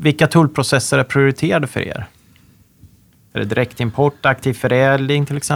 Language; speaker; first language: Swedish; native; Swedish